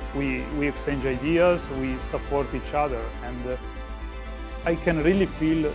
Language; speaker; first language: English; non-native, fluent; Italian